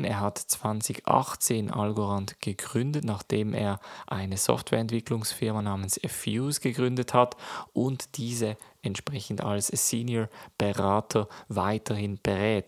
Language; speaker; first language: German; native; German